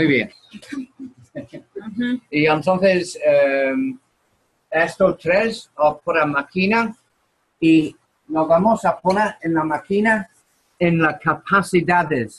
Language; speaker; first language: Spanish; non-native, learner; English